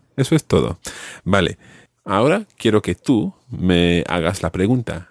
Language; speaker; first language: Spanish; non-native, fluent; English